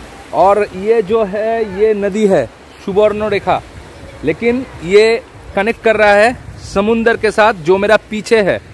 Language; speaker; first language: Hindi; non-native, local second language; Bangla